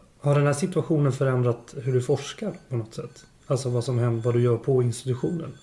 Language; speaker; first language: Swedish; native; Swedish